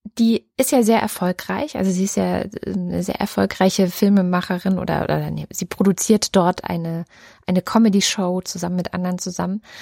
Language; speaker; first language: German; native; German